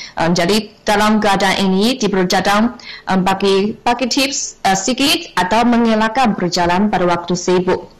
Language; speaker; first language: Malay; non-native, learner; Chinese